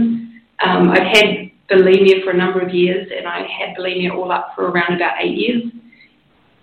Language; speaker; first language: English; native; English